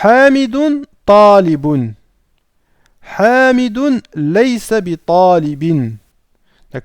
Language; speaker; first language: Arabic; non-native, fluent; French